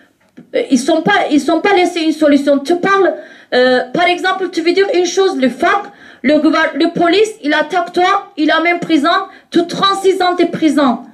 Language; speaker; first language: French; non-native, learner; Kurdish